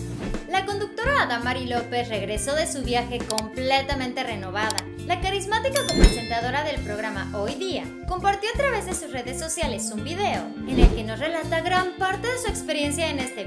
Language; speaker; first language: Spanish; native; Spanish